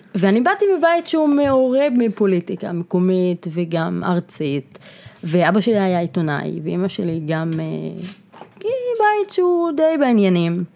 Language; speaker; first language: Hebrew; non-native, local second language; Arabic